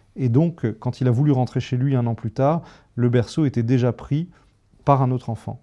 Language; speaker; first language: French; native; French